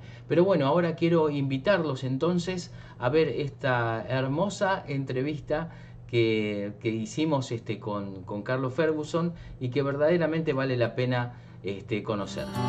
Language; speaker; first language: Spanish; native; Spanish